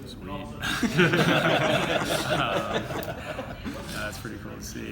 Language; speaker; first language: English; native; English